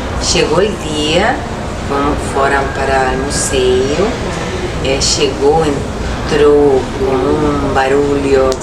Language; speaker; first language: Portuguese; non-native, local second language; Spanish